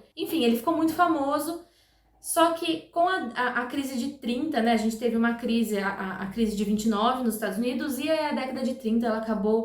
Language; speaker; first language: Portuguese; native; Portuguese